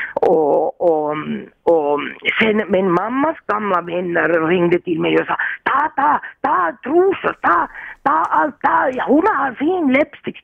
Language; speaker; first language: Swedish; non-native, fluent; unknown